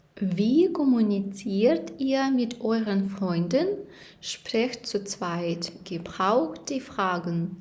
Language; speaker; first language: German; non-native, fluent; Ukrainian